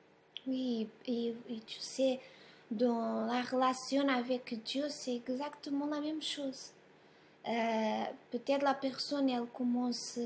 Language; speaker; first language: French; non-native, fluent; Portuguese